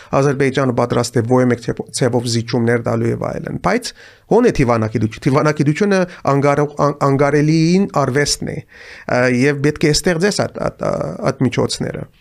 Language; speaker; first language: Armenian; early bilingual, heritage; Armenian